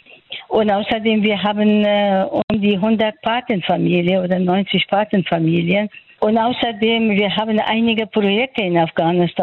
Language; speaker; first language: German; non-native, fluent; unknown